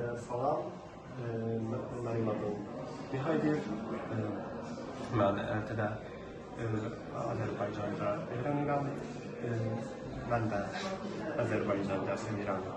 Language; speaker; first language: Azerbaijani; non-native, learner; Hungarian